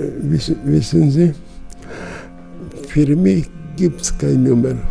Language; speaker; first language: German; non-native, fluent; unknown